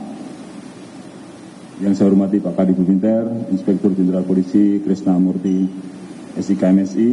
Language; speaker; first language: Indonesian; native; Indonesian